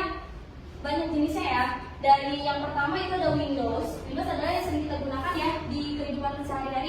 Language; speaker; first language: Indonesian; native; Indonesian